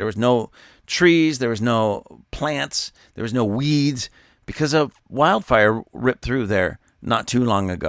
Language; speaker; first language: English; native; English